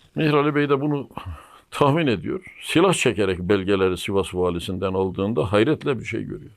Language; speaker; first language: Turkish; native; Turkish